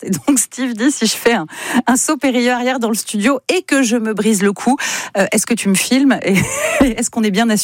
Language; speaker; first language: French; native; French